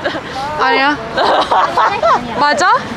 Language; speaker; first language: Korean; early bilingual, heritage; Korean